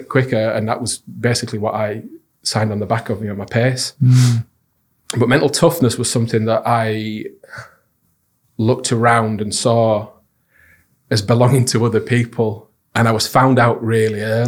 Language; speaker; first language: English; native; English